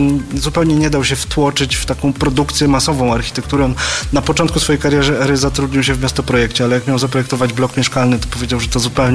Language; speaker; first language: Polish; native; Polish